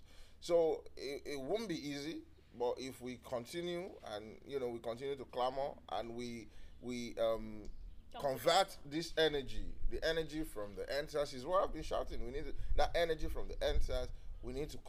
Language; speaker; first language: English; non-native, local second language; Yoruba